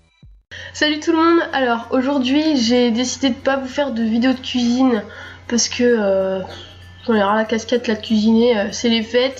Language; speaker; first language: French; native; French